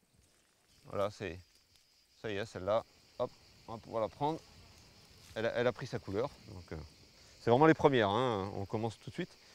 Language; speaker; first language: French; native; French